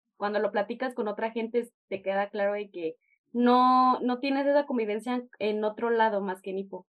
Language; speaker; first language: Spanish; native; Spanish